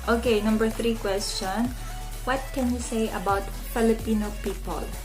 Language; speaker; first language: English; non-native, local second language; Filipino